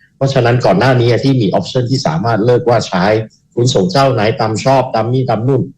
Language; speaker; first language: Thai; non-native, fluent; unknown